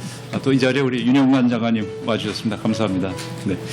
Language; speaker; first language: Korean; native; Korean